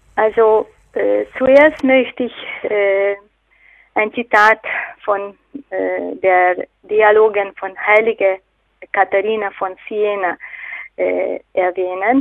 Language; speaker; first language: German; non-native, fluent; Hungarian